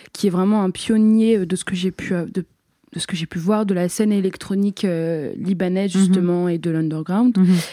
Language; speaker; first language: French; native; French